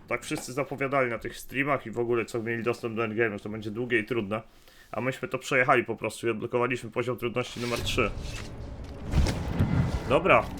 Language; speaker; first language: Polish; native; Polish